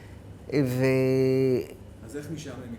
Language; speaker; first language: Hebrew; native; Hebrew